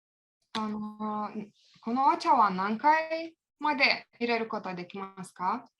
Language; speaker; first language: Japanese; non-native, fluent; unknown